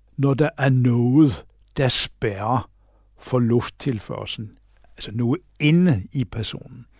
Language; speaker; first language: Danish; native; Danish